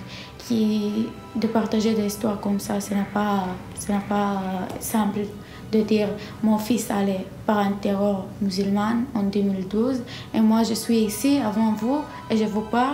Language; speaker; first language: French; non-native, learner; Arabic